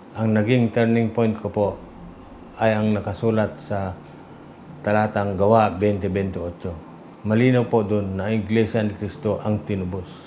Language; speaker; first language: Filipino; non-native, local second language; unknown